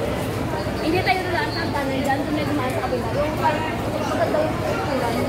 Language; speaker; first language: Filipino; non-native, local second language; Cebuano